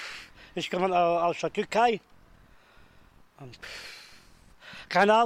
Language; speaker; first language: German; non-native, learner; Turkish